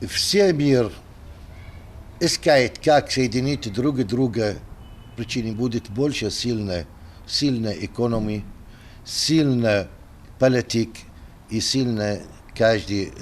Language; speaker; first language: Russian; non-native, learner; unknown